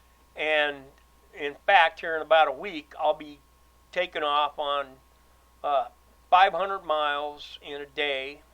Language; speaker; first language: English; native; English